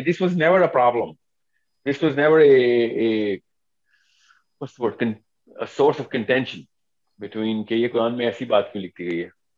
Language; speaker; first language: English; non-native, local second language; Urdu